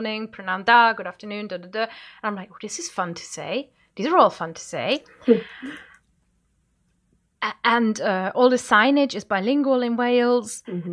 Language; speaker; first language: English; non-native, fluent; German